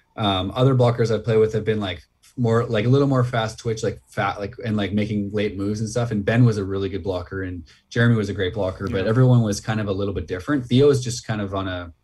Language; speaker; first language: English; native; English